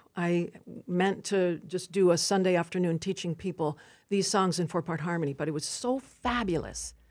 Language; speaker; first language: English; early bilingual, other home language; French